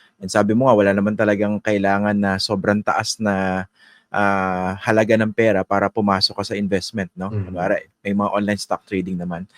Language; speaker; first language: Filipino; native; Filipino